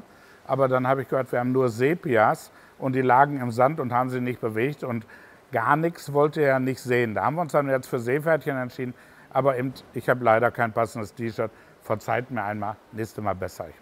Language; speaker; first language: German; native; German